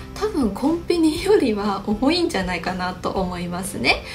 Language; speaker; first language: Japanese; non-native, fluent; Chinese